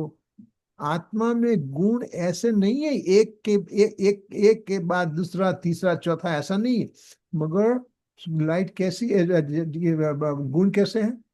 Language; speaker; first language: Hindi; non-native, local second language; Gujarati